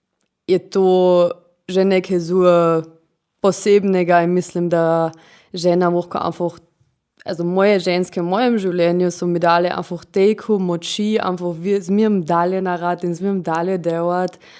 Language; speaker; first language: Slovenian; non-native, local second language; German